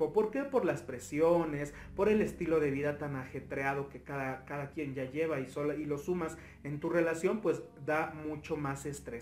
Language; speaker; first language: Spanish; native; Spanish